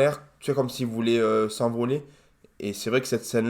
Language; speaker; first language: French; native; French